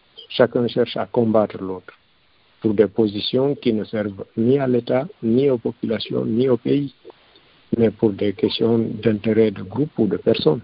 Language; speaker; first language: French; non-native, local second language; Fula